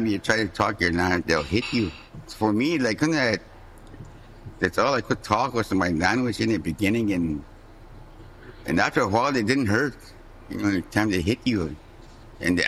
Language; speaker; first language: English; native; English